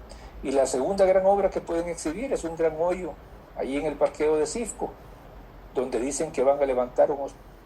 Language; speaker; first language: Spanish; native; Spanish